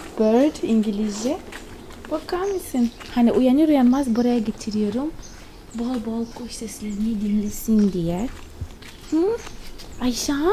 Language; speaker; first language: Turkish; non-native, fluent; Portuguese